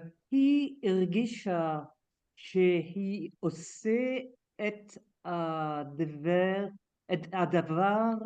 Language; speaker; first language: Hebrew; non-native, learner; French